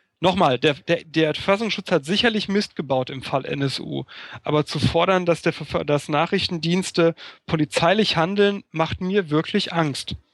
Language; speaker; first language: German; native; German